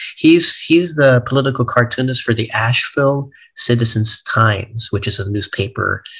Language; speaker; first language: English; native; English